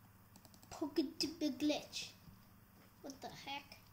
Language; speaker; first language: English; native; English